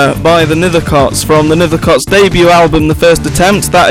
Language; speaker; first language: English; native; English